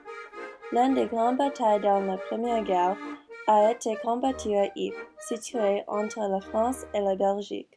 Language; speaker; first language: French; non-native, learner; English